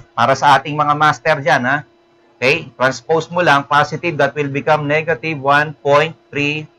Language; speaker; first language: English; non-native, local second language; Filipino